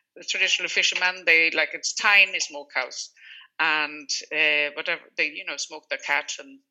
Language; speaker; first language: English; non-native, fluent; Swedish